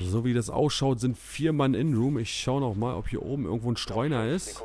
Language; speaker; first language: German; native; German